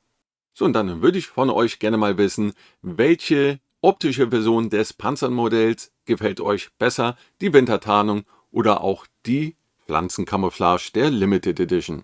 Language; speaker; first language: German; native; German